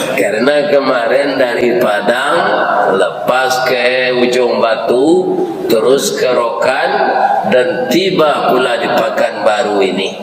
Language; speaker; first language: Malay; non-native, local second language; Minangkabau